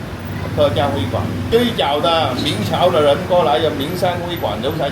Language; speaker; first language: Chinese; early bilingual, heritage; Min Nan Chinese